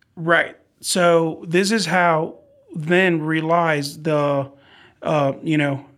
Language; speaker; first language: English; non-native, fluent; Arabic